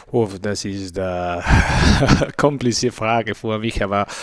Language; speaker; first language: German; non-native, learner; Spanish